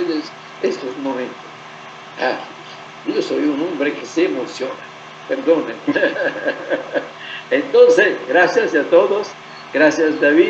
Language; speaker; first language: Spanish; non-native, fluent; Italian